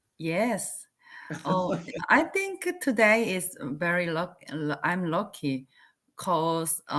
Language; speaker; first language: English; non-native, learner; Korean